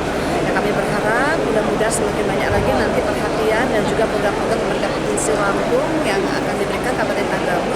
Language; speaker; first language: Indonesian; native; Indonesian